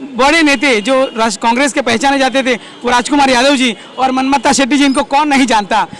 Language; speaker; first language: Hindi; non-native, local second language; Marathi